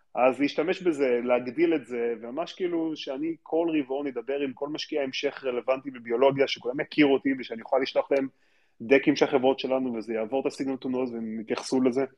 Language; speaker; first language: Hebrew; native; Hebrew